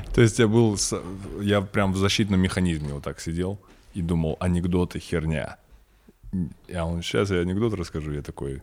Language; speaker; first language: Russian; native; Russian